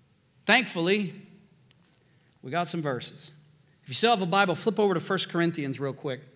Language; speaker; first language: English; native; English